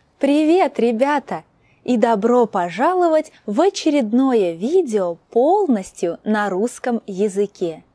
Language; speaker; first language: Russian; native; Russian